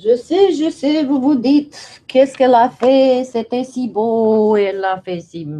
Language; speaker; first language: French; non-native, fluent; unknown